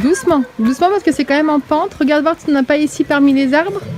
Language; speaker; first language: French; native; French